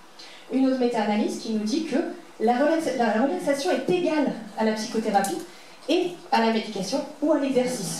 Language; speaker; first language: French; native; French